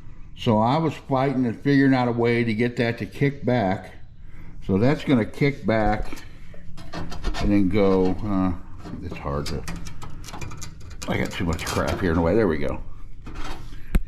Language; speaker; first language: English; native; English